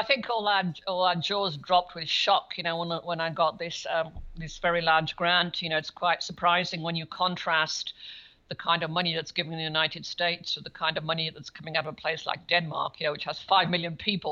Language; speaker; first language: English; native; English